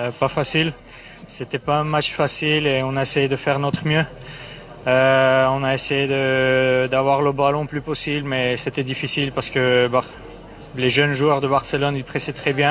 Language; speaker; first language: French; early bilingual, heritage; Armenian